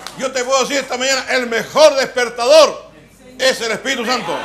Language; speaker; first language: Spanish; native; Spanish